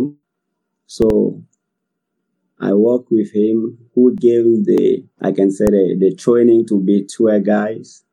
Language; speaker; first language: English; non-native, learner; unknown